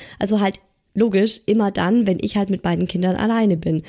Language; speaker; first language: German; native; German